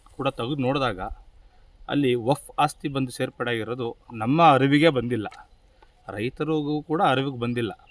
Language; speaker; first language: Kannada; native; Kannada